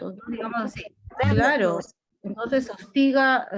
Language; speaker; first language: Spanish; native; Spanish